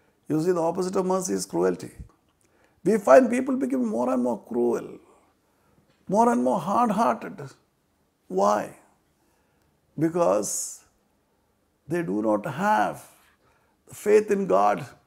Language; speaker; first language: English; non-native, local second language; Malayalam